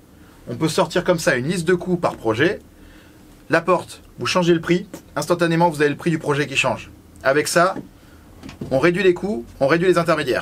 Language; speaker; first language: French; native; French